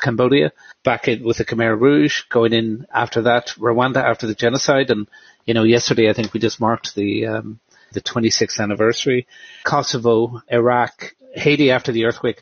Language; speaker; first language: English; native; English